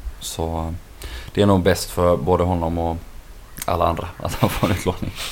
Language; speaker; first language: Swedish; native; Swedish